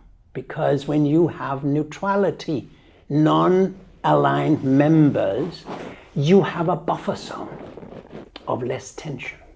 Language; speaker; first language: English; non-native, fluent; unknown